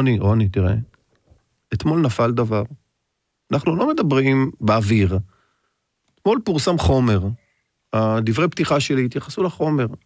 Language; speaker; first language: Hebrew; native; Hebrew